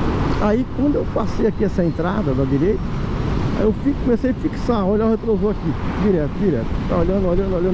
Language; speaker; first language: Portuguese; native; Portuguese